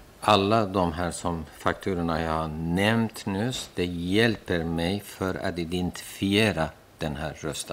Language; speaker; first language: Swedish; non-native, fluent; Persian